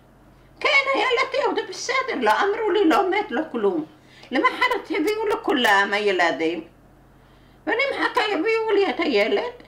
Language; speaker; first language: Hebrew; non-native, learner; Arabic